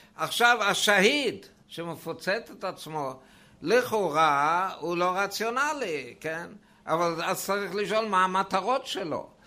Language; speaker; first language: Hebrew; non-native, fluent; German